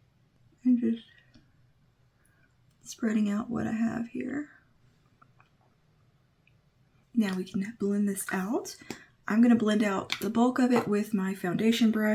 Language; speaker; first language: English; native; English